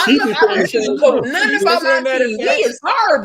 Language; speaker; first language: English; native; English